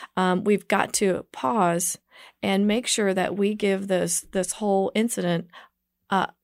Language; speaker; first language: English; native; English